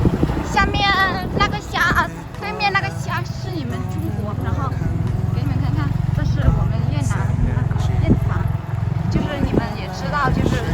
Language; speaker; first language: Chinese; non-native, learner; Vietnamese